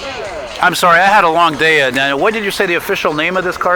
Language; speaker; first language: English; native; English